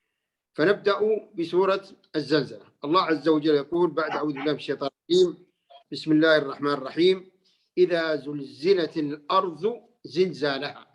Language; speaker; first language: Arabic; native; Arabic